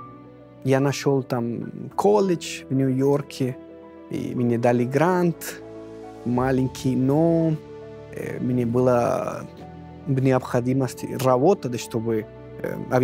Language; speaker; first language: Russian; non-native, fluent; Spanish